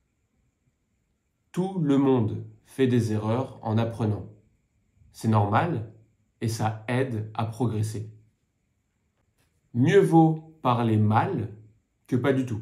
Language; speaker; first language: French; native; French